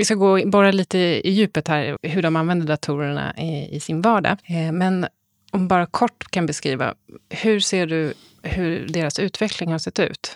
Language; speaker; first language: Swedish; native; Swedish